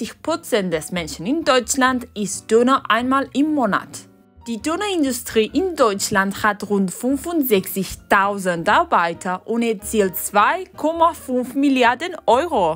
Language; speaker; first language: German; non-native, learner; Spanish